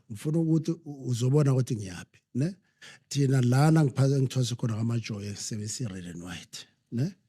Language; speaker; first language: Zulu; non-native, local second language; Southern Sotho